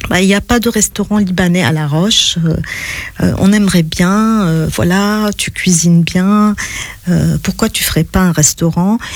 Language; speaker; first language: French; non-native, local second language; Arabic